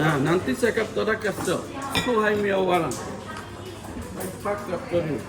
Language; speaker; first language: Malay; non-native, learner; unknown